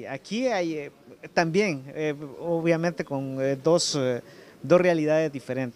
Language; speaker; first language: Spanish; native; Spanish